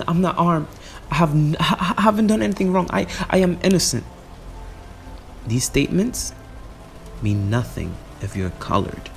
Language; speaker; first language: English; native; English